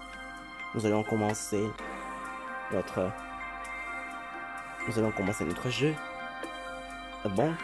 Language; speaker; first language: French; non-native, learner; Russian